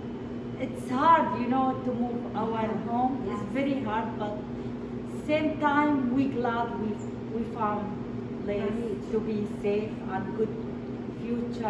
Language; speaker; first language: English; non-native, learner; Arabic